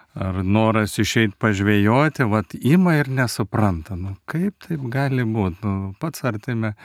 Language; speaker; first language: Lithuanian; native; Lithuanian